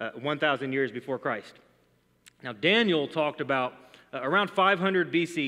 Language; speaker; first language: English; native; English